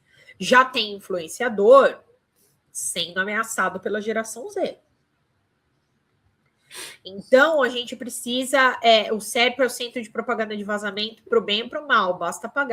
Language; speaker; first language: Portuguese; native; Portuguese